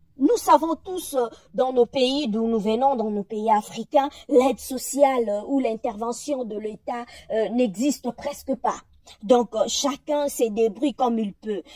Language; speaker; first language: French; non-native, local second language; Lingala